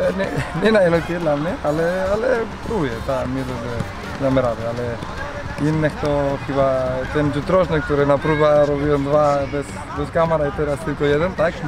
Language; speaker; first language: Polish; non-native, learner; Spanish